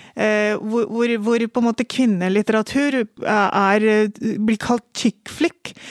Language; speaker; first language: Norwegian; native; Norwegian